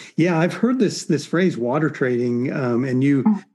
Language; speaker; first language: English; native; English